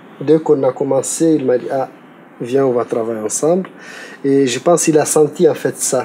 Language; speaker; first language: French; non-native, local second language; Tamasheq